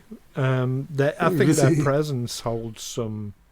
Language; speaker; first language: English; native; English